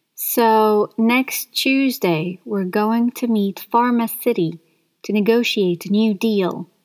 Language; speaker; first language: English; non-native, fluent; Arabic